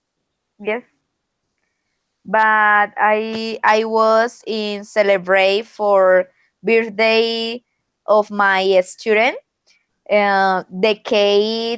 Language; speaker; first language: English; non-native, learner; Spanish